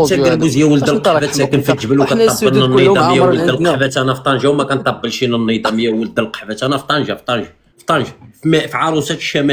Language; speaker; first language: Arabic; native; Arabic